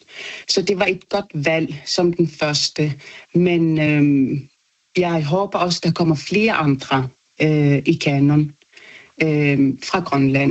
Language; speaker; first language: Danish; non-native, local second language; Kalaallisut